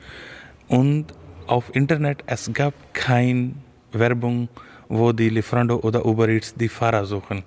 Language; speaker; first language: German; non-native, fluent; Urdu